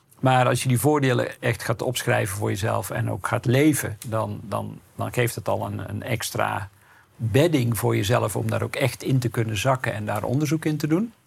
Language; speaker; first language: Dutch; native; Dutch